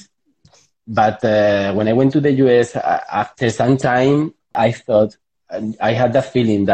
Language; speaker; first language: English; non-native, fluent; Spanish